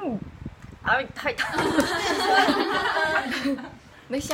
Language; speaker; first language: Chinese; non-native, learner; Korean